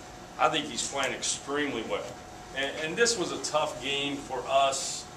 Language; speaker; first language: English; native; English